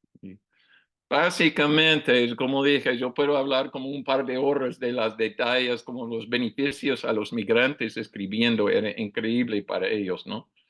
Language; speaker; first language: Spanish; non-native, learner; English